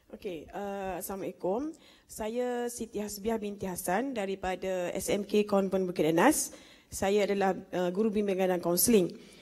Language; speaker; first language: Malay; native; Malay